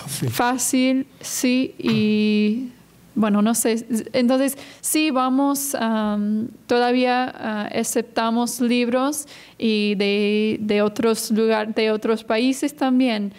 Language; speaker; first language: Spanish; non-native, fluent; English